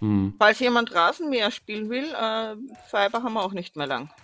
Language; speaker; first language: German; native; German